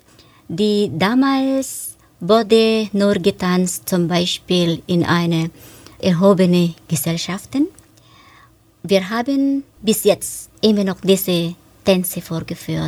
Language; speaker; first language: German; non-native, fluent; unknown